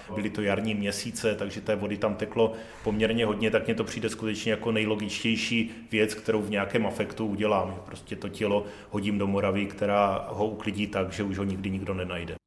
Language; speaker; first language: Czech; native; Czech